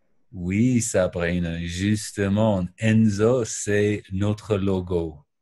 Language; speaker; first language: French; non-native, learner; English